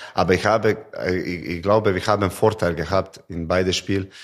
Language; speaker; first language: German; non-native, fluent; Serbian